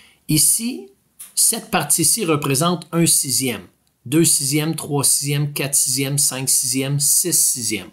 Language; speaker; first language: French; native; French